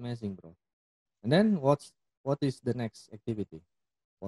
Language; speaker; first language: English; non-native, fluent; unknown